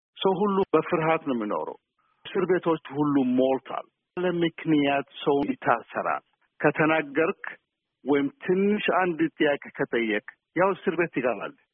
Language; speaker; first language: Amharic; non-native, local second language; Somali